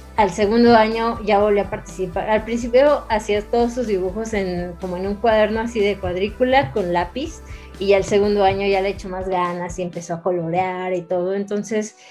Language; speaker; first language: Spanish; native; Spanish